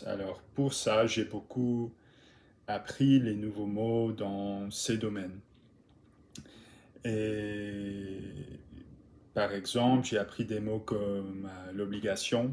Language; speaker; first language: French; non-native, learner; English